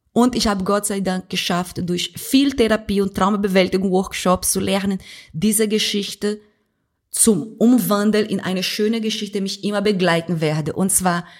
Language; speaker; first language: German; non-native, fluent; Portuguese